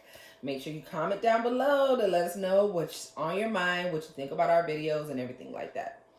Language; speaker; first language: English; native; English